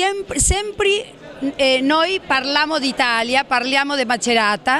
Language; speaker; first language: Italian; non-native, learner; Spanish